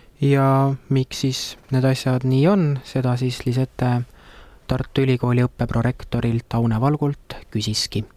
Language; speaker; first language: Estonian; native; Estonian